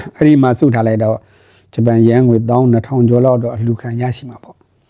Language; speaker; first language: Burmese; native; Burmese